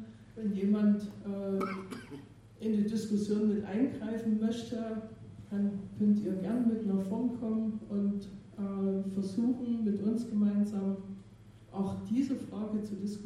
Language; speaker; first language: German; native; German